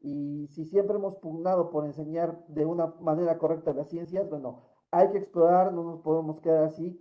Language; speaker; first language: Spanish; native; Spanish